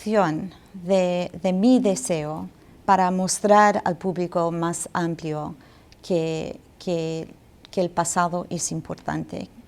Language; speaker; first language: Spanish; non-native, fluent; English